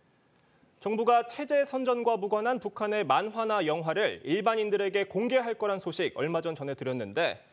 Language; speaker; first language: Korean; native; Korean